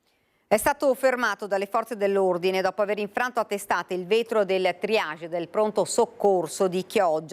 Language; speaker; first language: Italian; native; Italian